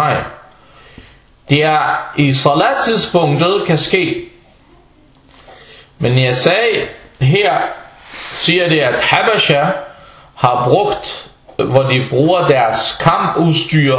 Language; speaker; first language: Danish; early bilingual, other home language; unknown